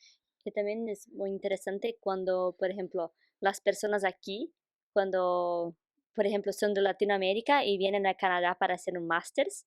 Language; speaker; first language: Spanish; non-native, fluent; Portuguese